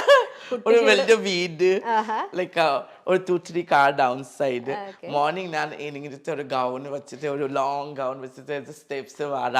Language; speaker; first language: Malayalam; non-native, fluent; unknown